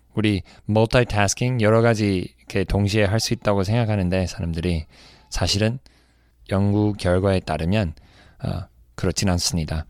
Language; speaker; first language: Korean; non-native, fluent; English